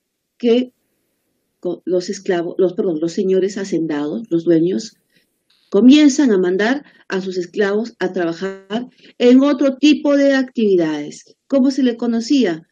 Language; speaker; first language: Spanish; native; Spanish